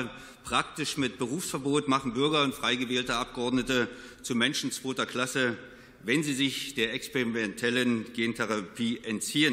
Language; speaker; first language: German; native; German